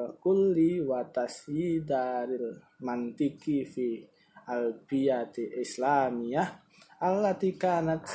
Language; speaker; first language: Arabic; non-native, learner; Indonesian